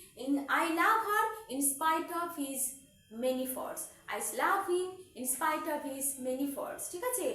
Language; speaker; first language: English; non-native, local second language; Bangla